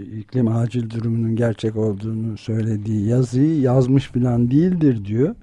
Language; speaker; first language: Turkish; native; Turkish